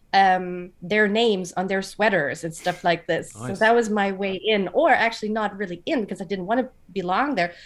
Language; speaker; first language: English; non-native, fluent; German